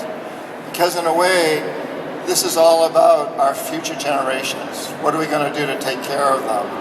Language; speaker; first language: English; native; English